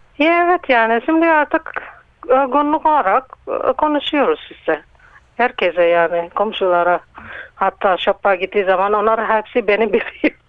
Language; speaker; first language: Turkish; non-native, learner; Indonesian